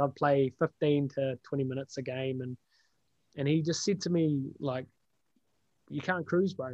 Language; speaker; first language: English; native; English